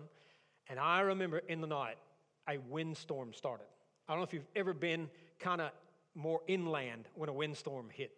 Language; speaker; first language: English; native; English